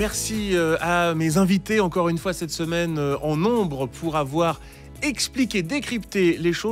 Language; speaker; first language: French; native; French